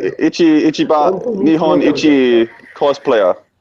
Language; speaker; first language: Japanese; non-native, learner; English